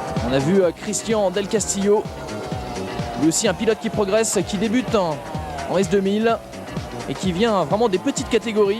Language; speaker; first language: French; native; French